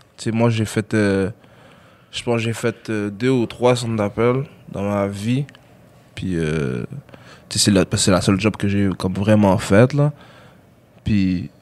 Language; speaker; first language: French; early bilingual, other home language; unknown